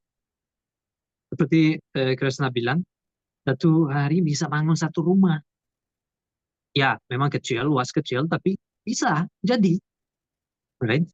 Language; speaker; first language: Indonesian; non-native, learner; Portuguese